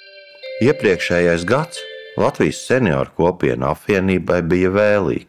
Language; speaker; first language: Latvian; native; Latvian